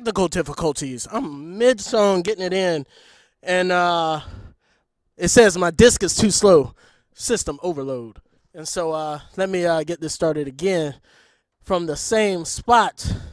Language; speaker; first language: English; native; English